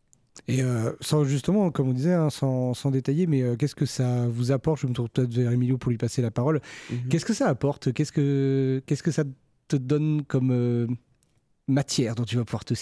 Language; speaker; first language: French; native; French